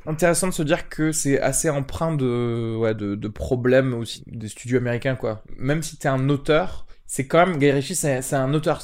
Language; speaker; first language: French; native; French